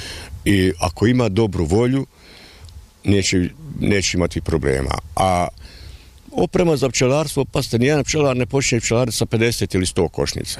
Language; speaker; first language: Serbian; native; Serbian